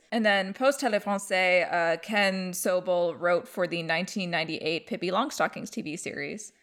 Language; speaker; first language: English; native; English